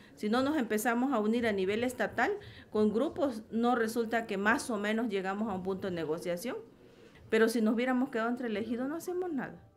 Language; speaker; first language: Spanish; native; Spanish